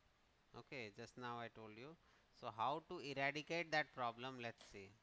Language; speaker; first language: English; non-native, local second language; Hindi